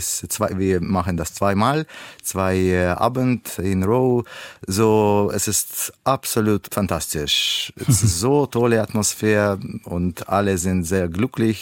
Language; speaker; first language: German; non-native, learner; Russian